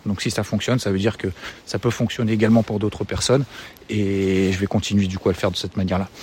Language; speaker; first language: French; native; French